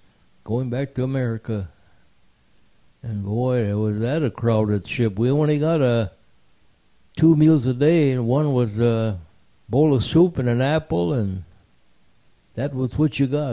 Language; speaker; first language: English; early bilingual, other home language; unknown